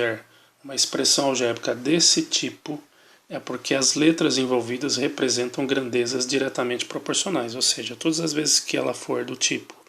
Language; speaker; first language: Portuguese; native; Portuguese